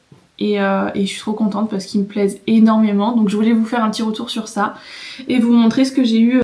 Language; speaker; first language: French; native; French